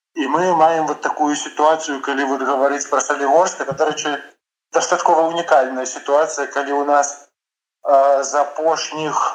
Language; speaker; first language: Belarusian; non-native, local second language; Russian